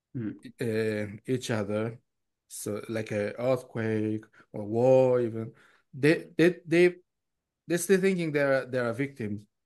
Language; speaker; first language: English; non-native, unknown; Korean